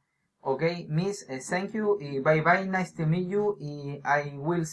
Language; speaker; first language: English; non-native, learner; Spanish